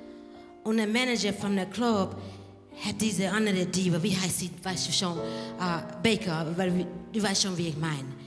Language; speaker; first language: German; non-native, learner; English